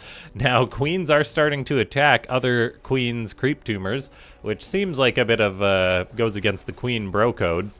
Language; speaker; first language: English; native; English